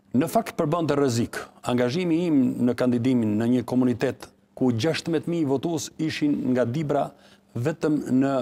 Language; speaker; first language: Albanian; native; Albanian